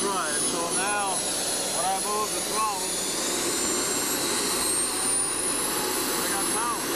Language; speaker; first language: English; native; English